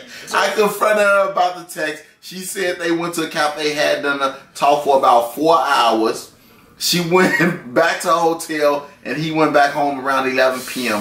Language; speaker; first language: English; native; English